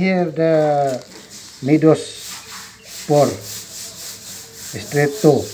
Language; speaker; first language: English; non-native, learner; Filipino